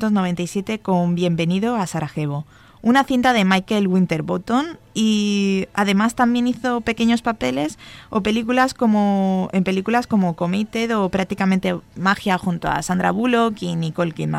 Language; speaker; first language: Spanish; native; Spanish